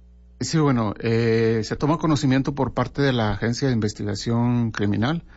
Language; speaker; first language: Spanish; native; Spanish